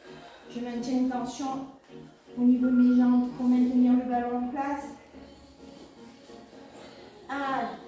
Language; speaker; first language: French; native; French